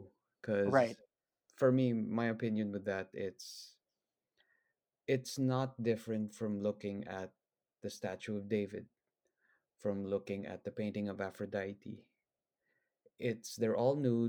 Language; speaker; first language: English; non-native, local second language; Filipino